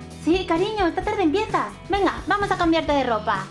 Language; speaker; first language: Spanish; native; Spanish